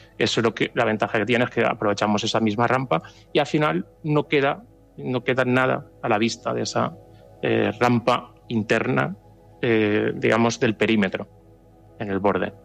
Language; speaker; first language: Spanish; native; Spanish